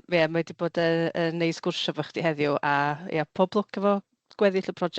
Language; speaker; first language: Welsh; native; Welsh